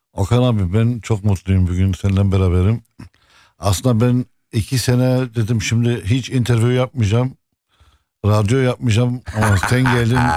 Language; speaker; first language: Turkish; non-native, fluent; Arabic